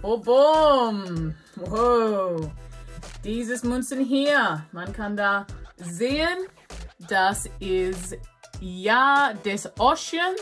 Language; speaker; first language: German; non-native, learner; English